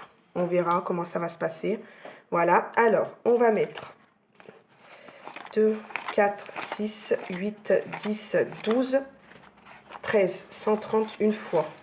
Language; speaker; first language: French; native; French